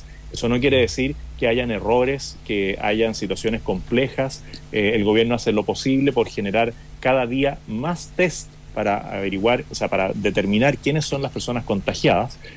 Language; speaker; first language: Spanish; native; Spanish